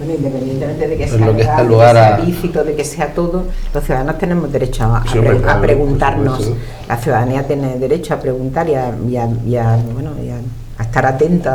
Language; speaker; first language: Spanish; native; Spanish